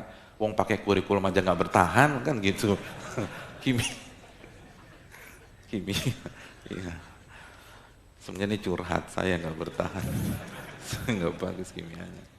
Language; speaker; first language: Indonesian; native; Indonesian